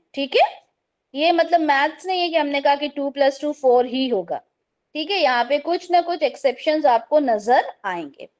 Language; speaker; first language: Urdu; native; Urdu